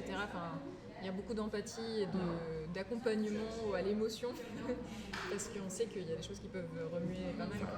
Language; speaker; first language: French; native; French